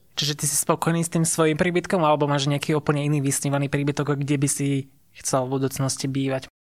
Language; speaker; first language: Slovak; native; Slovak